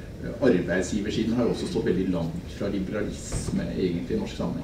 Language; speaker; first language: Norwegian; native; Norwegian